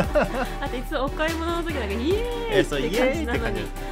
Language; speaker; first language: Japanese; native; Japanese